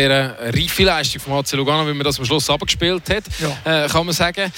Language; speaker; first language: German; native; German